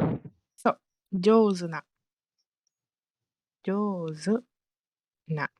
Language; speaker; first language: Japanese; non-native, fluent; Malay